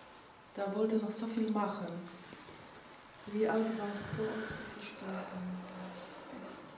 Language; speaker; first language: German; non-native, fluent; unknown